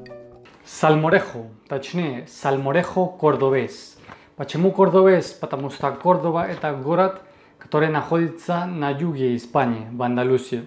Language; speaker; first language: Russian; non-native, fluent; Spanish